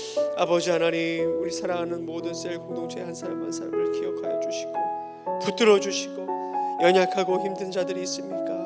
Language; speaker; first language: Korean; native; Korean